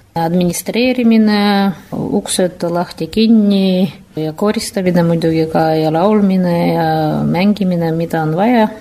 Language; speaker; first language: Estonian; non-native, fluent; Russian